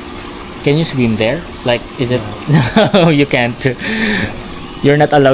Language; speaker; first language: English; non-native, local second language; Filipino